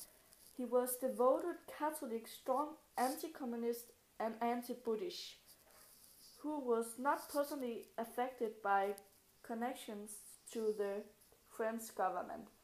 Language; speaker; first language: English; non-native, learner; Danish